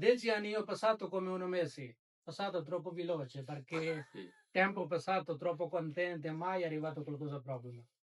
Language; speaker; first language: Italian; non-native, learner; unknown